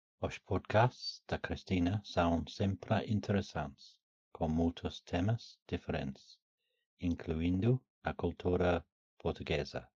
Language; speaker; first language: Portuguese; non-native, learner; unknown